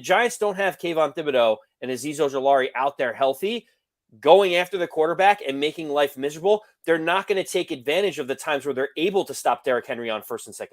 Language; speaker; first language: English; native; English